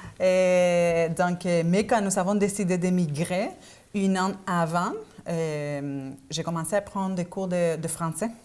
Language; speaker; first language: French; non-native, fluent; Spanish